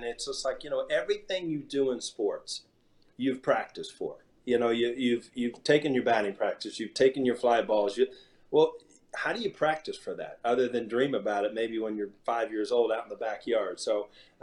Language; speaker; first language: English; native; English